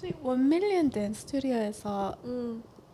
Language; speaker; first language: Korean; early bilingual, heritage; Korean